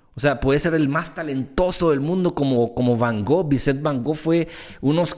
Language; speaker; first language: Spanish; native; Spanish